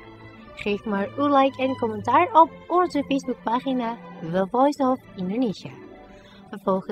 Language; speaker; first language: Dutch; non-native, learner; Indonesian